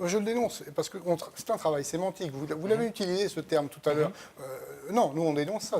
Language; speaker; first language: French; native; French